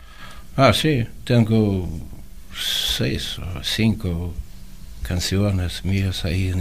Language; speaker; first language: Spanish; non-native, learner; Russian